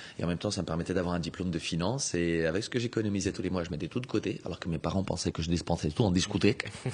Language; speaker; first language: French; native; French